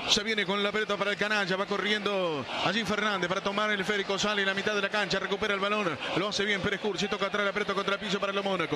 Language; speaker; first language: Spanish; native; Spanish